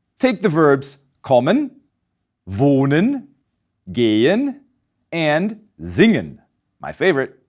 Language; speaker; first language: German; non-native, fluent; English